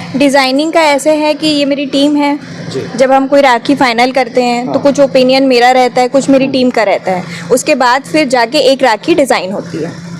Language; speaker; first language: Hindi; native; Hindi